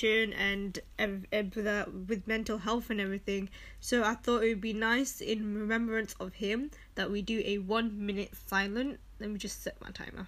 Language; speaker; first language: English; native; English